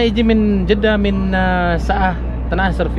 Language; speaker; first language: Arabic; non-native, learner; Indonesian